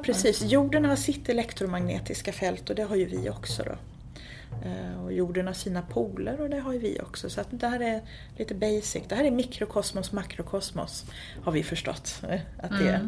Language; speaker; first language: Swedish; native; Swedish